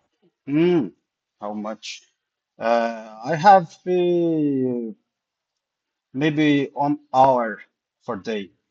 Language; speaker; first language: English; non-native, learner; Portuguese